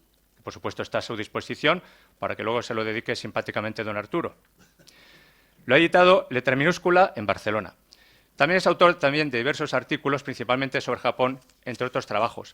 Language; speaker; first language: Spanish; native; Spanish